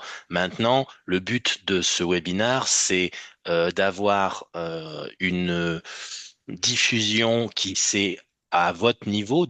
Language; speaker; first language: French; native; French